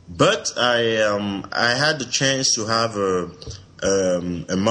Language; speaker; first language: English; non-native, local second language; French